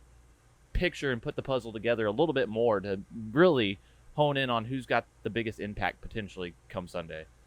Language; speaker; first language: English; native; English